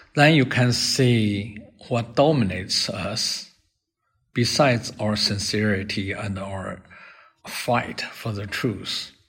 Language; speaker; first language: English; non-native, fluent; Chinese